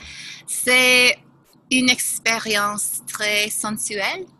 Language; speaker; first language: French; non-native, local second language; English